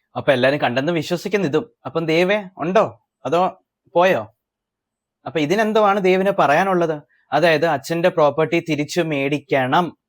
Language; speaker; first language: Malayalam; early bilingual, heritage; Malayalam